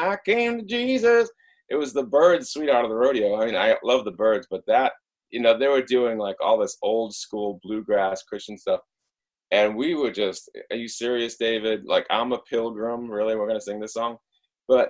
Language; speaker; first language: English; native; English